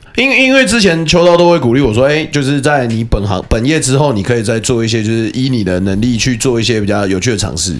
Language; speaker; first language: Chinese; native; Chinese